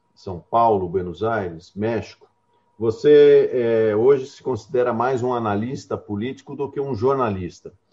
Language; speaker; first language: Portuguese; native; Portuguese